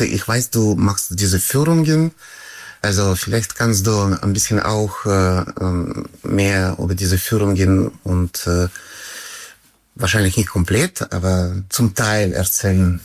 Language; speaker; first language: German; non-native, learner; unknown